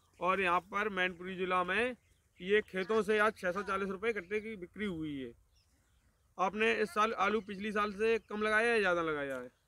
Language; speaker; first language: Hindi; native; Hindi